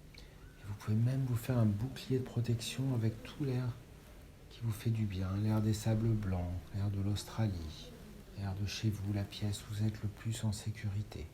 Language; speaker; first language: French; native; French